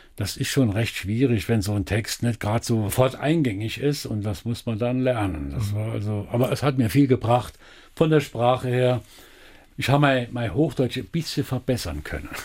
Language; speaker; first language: German; native; German